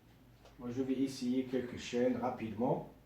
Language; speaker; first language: French; non-native, local second language; Arabic